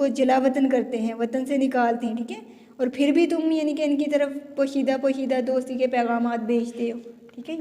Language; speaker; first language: Urdu; native; Urdu